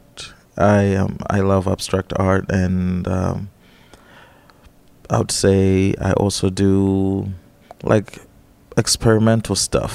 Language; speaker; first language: English; non-native, local second language; Nyanja